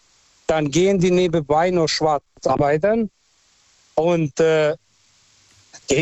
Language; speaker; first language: German; early bilingual, other home language; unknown